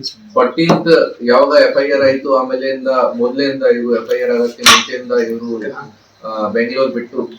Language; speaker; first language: Kannada; non-native, fluent; Hindi